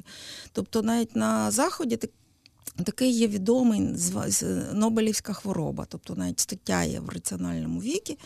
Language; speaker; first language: Ukrainian; native; Ukrainian